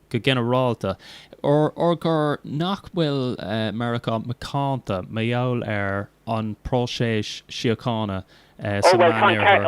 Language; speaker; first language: Irish; non-native, local second language; English